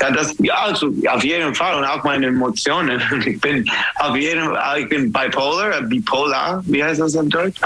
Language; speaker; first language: German; non-native, learner; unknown